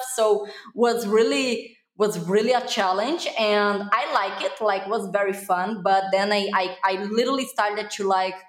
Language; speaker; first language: English; non-native, fluent; Portuguese